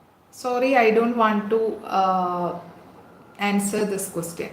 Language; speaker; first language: English; non-native, local second language; Malayalam